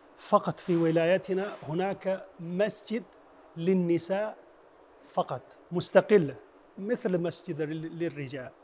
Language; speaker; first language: Arabic; non-native, fluent; Chinese